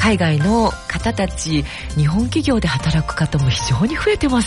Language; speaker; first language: Japanese; native; Japanese